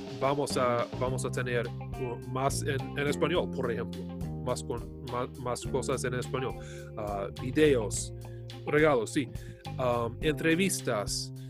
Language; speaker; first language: Spanish; non-native, learner; English